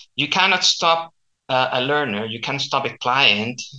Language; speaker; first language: English; non-native, fluent; Spanish